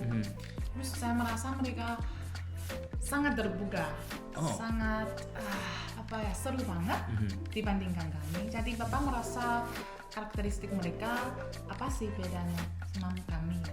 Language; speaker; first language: Indonesian; non-native, fluent; Chinese